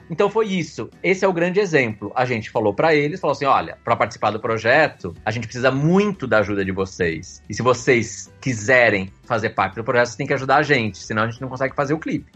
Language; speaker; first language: Portuguese; native; Portuguese